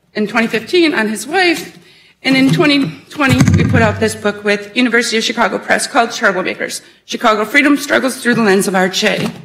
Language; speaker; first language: English; native; English